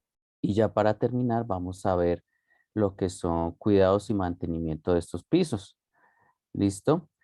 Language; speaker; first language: Spanish; native; Spanish